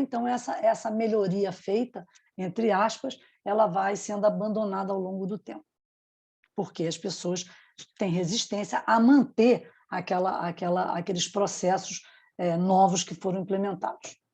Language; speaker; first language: Portuguese; native; Portuguese